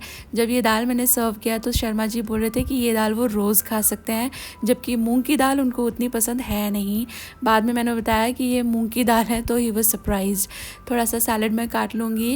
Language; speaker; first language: Hindi; native; Hindi